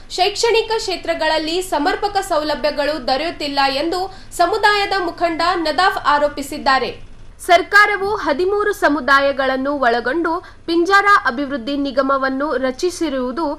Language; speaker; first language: Kannada; native; Kannada